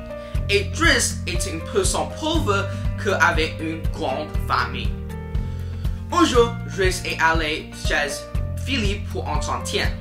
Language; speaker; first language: French; non-native, learner; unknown